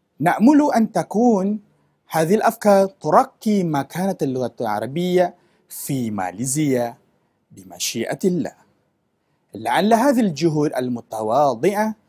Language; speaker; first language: Arabic; non-native, fluent; Malay